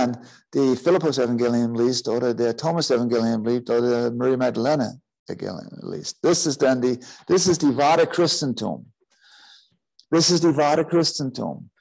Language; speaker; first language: German; non-native, fluent; English